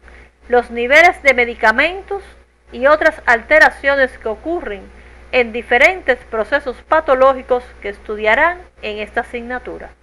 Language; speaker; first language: Spanish; native; Spanish